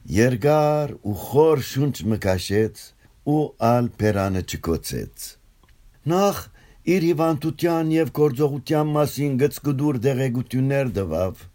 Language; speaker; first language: Armenian; early bilingual, heritage; Armenian